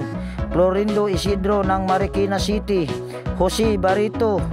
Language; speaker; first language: Filipino; native; Filipino